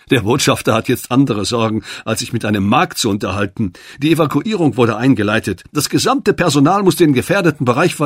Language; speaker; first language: German; native; German